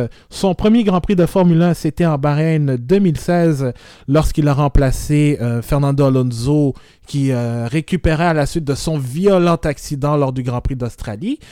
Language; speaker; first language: French; native; French